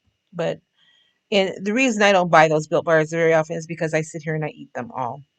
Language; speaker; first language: English; native; English